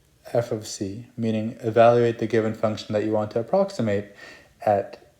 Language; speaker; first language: English; native; English